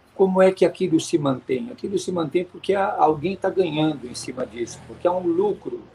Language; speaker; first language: Portuguese; native; Portuguese